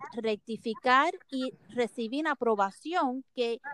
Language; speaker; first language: Spanish; early bilingual, heritage; Spanish